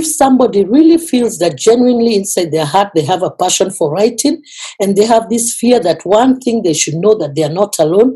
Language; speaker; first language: English; non-native, local second language; Kikuyu